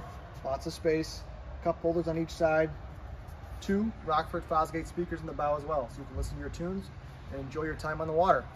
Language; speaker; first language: English; native; English